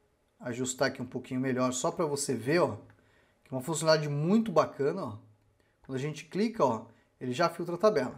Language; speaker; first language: Portuguese; native; Portuguese